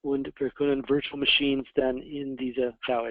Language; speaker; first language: German; non-native, fluent; English